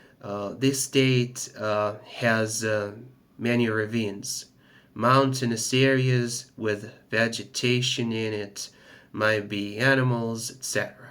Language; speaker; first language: English; non-native, fluent; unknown